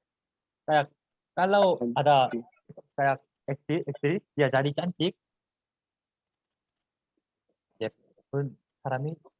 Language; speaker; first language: Indonesian; non-native, fluent; Korean